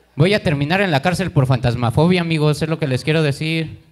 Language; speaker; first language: Spanish; native; Spanish